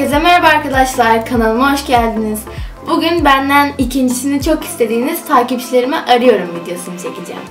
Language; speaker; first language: Turkish; native; Turkish